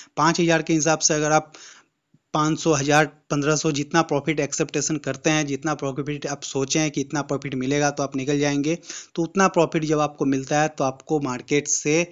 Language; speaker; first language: Hindi; native; Hindi